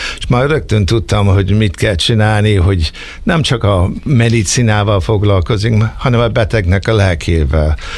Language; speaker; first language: Hungarian; early bilingual, heritage; Hungarian